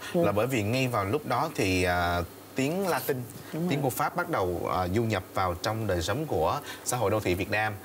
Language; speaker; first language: Vietnamese; native; Vietnamese